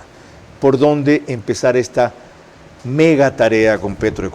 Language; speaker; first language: Spanish; native; Spanish